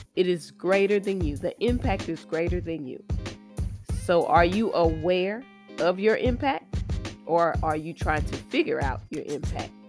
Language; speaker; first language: English; native; English